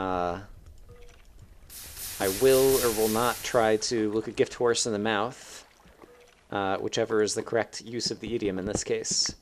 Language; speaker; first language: English; native; English